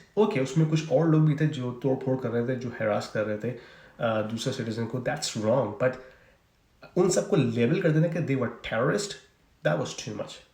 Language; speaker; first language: Urdu; native; Urdu